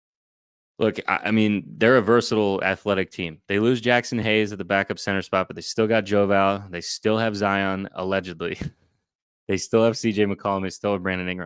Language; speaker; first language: English; native; English